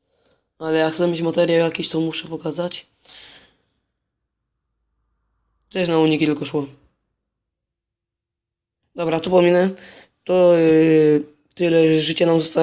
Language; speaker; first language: Polish; native; Polish